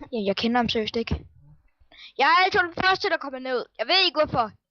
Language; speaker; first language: Danish; native; Danish